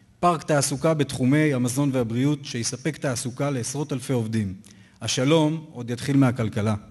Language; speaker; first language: Hebrew; native; Hebrew